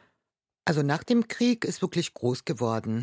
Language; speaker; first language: German; non-native, fluent; Arabic